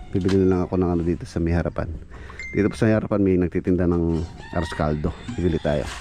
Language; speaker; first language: Filipino; native; Filipino